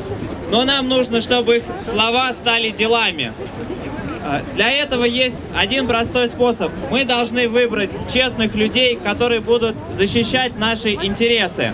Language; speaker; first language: Russian; native; Russian